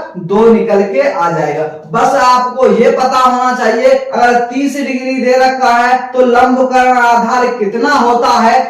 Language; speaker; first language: Hindi; native; Hindi